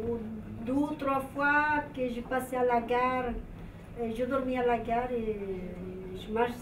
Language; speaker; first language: French; non-native, learner; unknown